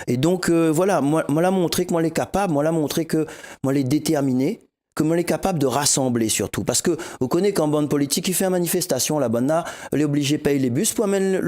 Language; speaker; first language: French; non-native, local second language; Réunion Creole French